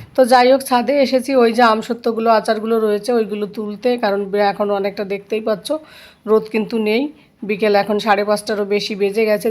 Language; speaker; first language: Bangla; native; Bangla